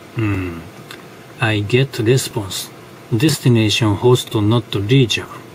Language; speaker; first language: English; non-native, learner; Japanese